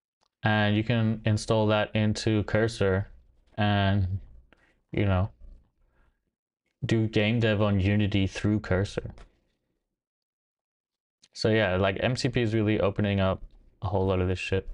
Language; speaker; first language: English; native; English